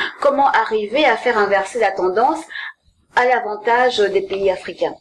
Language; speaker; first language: French; early bilingual, other home language; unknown